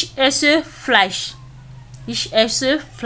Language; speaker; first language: German; non-native, learner; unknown